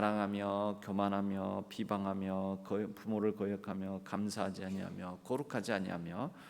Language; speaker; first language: Korean; native; Korean